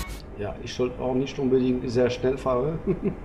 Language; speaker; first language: German; non-native, fluent; French